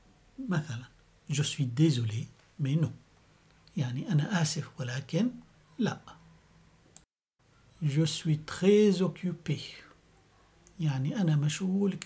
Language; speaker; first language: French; non-native, fluent; Arabic